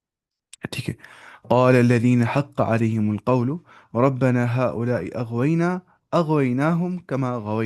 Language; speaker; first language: Arabic; non-native, fluent; Urdu